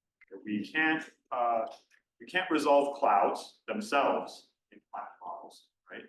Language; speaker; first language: English; native; English